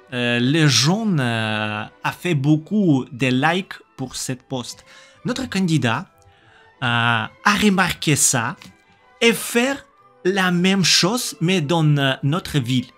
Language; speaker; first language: French; non-native, learner; Russian